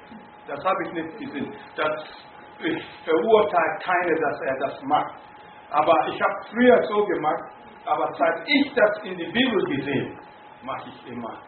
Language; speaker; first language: German; non-native, fluent; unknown